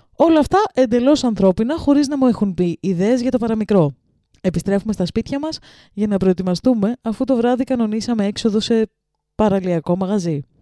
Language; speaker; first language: Greek; early bilingual, other home language; Russian